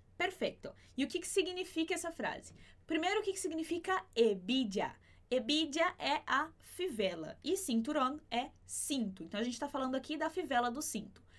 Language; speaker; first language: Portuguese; native; Portuguese